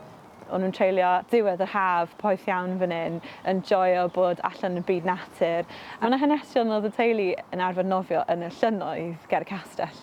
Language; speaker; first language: Welsh; native; Welsh